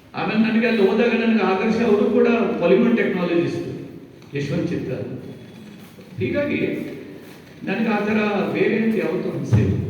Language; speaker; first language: Kannada; native; Kannada